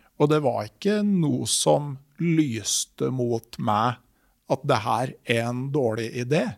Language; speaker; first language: Norwegian; native; Norwegian